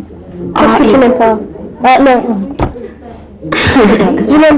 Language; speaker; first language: French; non-native, learner; English